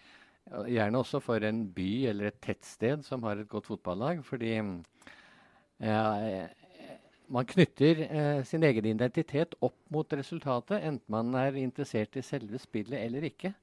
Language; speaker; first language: Norwegian; native; Norwegian